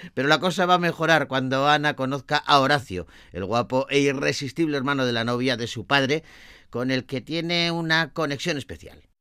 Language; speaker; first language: Spanish; native; Spanish